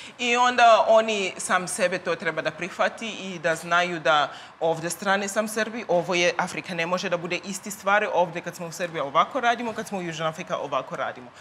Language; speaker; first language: Croatian; non-native, learner; Zulu